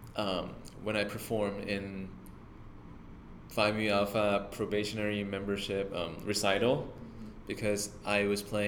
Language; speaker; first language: English; non-native, fluent; Thai